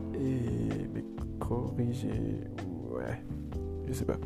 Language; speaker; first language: French; non-native, learner; Spanish